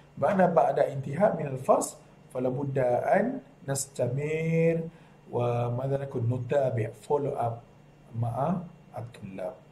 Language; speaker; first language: Arabic; non-native, fluent; Malay